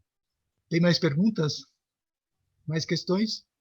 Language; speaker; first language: Spanish; non-native, fluent; Portuguese